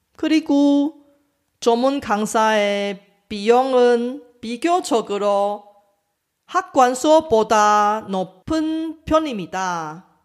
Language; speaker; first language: Korean; non-native, fluent; Chinese